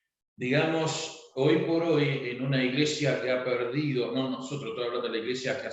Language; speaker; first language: Spanish; native; Spanish